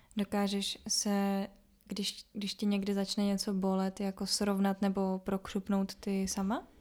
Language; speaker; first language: Czech; native; Czech